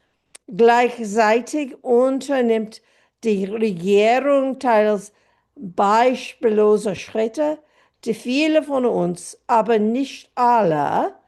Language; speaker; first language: German; non-native, fluent; English